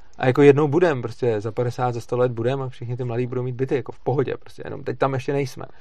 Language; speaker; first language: Czech; native; Czech